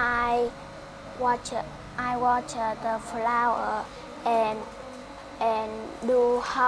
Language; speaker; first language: English; non-native, learner; Vietnamese